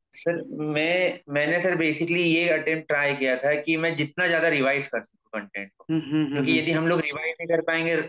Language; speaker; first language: Hindi; native; Hindi